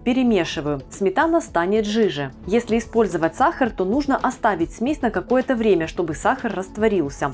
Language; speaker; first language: Russian; native; Russian